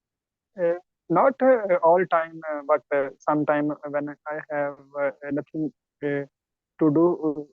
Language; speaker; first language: English; non-native, learner; Urdu